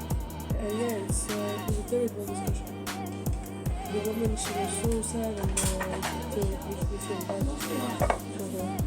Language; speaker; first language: English; non-native, fluent; French